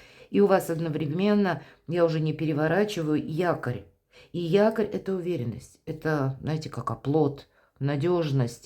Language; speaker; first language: Russian; native; Russian